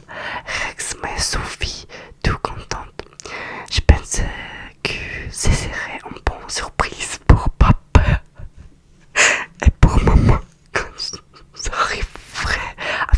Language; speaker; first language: French; non-native, learner; Russian